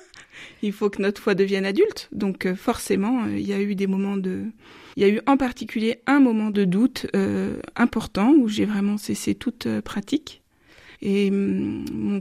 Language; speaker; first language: French; native; French